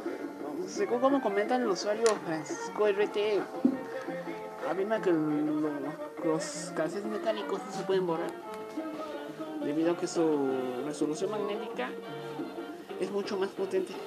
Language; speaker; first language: Spanish; native; Spanish